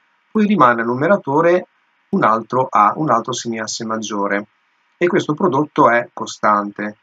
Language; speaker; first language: Italian; native; Italian